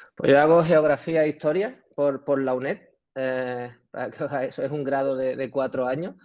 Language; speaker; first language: Spanish; native; Spanish